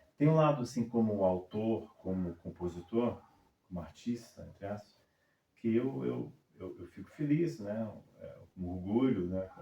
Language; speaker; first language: Portuguese; early bilingual, other home language; English